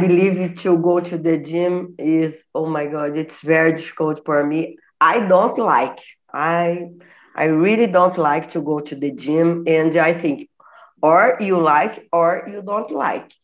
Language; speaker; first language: English; non-native, learner; Portuguese